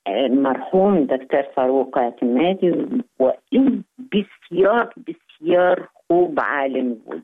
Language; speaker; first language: Persian; non-native, fluent; Arabic